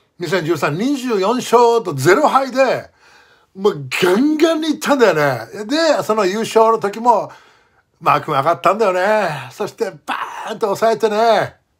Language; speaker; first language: Japanese; native; Japanese